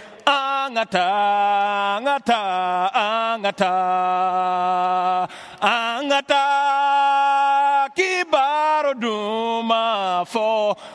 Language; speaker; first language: English; non-native, fluent; Bambara